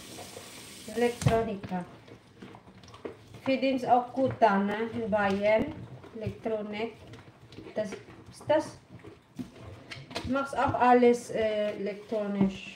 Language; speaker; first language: German; non-native, learner; Filipino